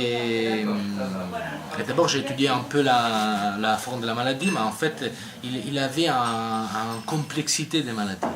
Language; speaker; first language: French; non-native, learner; Italian